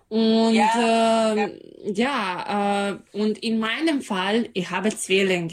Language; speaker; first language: German; non-native, learner; Serbian